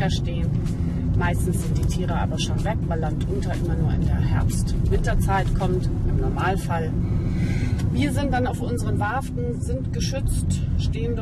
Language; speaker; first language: German; native; German